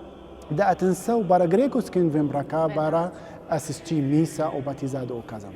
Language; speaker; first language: Portuguese; non-native, learner; Arabic